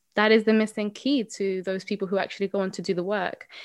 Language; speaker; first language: English; non-native, fluent; Spanish